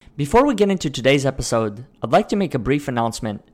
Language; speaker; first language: English; early bilingual, other home language; Russian